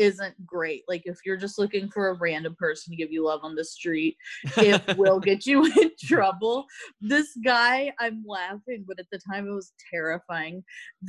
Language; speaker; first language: English; native; English